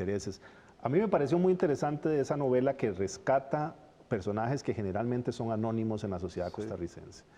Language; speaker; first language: Spanish; native; Spanish